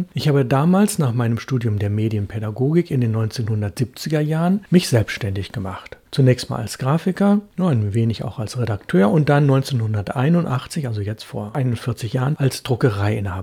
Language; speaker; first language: German; native; German